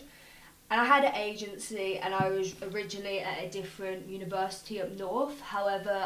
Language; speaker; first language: English; native; English